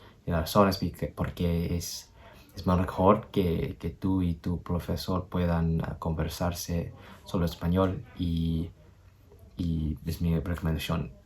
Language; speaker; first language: Spanish; non-native, learner; English